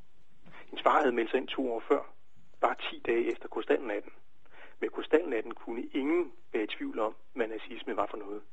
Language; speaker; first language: Danish; native; Danish